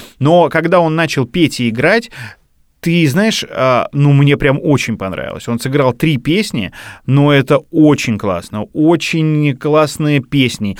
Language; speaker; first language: Russian; native; Russian